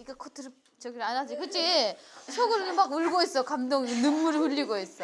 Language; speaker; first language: Korean; native; Korean